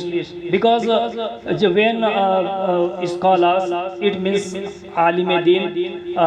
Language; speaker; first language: English; non-native, learner; Urdu